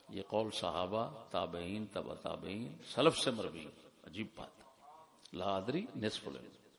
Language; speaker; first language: Urdu; non-native, local second language; Punjabi